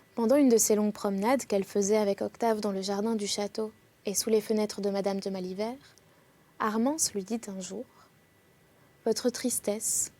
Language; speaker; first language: French; native; French